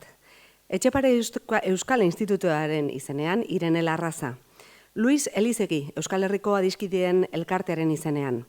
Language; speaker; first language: Basque; native; Basque